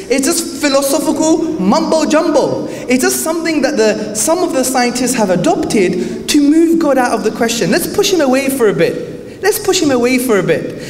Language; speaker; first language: English; native; English